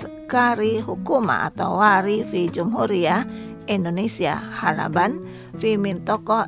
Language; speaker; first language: Arabic; non-native, fluent; Indonesian